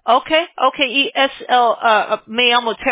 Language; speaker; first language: Spanish; non-native, learner; English